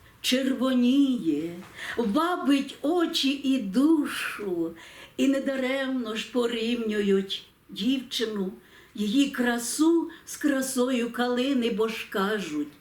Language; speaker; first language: Ukrainian; native; Ukrainian